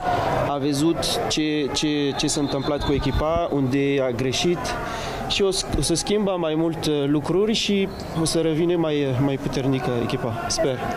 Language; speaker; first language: Romanian; non-native, learner; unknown